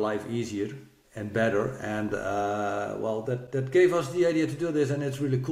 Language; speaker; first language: English; non-native, fluent; Dutch